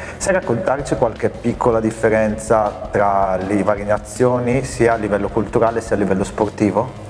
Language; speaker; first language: Italian; native; Italian